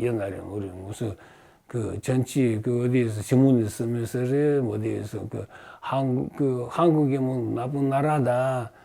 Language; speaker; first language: Korean; early bilingual, heritage; Russian